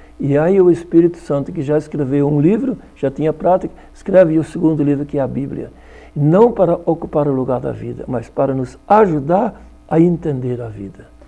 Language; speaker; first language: Portuguese; non-native, fluent; Dutch